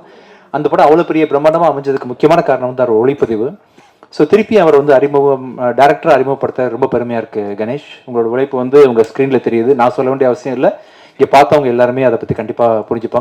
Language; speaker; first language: Tamil; native; Tamil